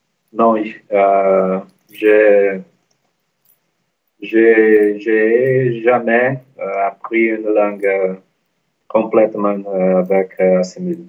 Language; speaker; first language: French; non-native, learner; Portuguese